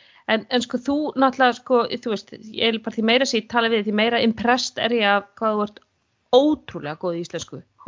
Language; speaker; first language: Icelandic; native; Icelandic